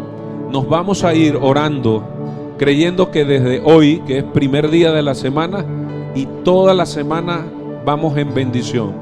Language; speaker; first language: Spanish; native; Spanish